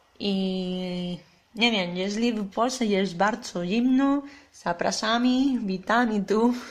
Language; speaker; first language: Polish; non-native, learner; Spanish